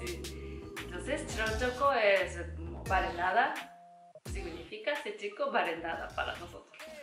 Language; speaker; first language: Spanish; non-native, learner; Japanese